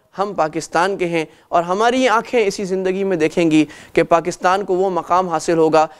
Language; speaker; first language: Urdu; native; Urdu